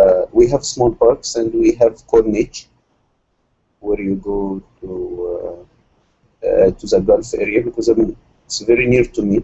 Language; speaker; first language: English; non-native, learner; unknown